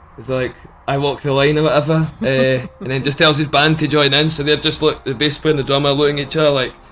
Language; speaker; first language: English; native; English